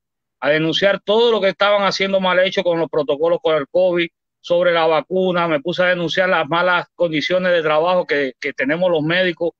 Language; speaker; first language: Spanish; native; Spanish